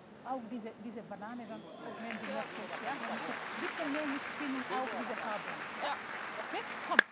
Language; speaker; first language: German; non-native, learner; Chinese